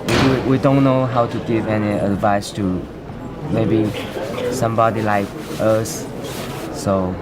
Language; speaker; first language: English; non-native, learner; Chinese